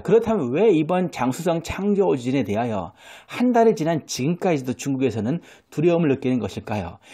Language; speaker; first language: Korean; native; Korean